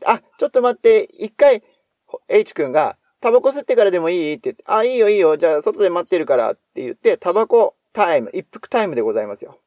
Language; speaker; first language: Japanese; native; Japanese